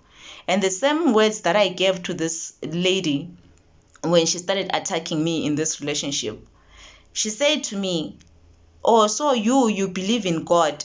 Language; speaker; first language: English; non-native, local second language; Zulu